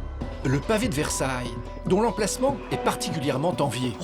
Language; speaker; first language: French; native; French